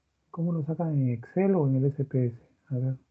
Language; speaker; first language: Spanish; native; Spanish